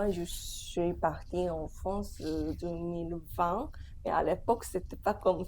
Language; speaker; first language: French; non-native, fluent; Japanese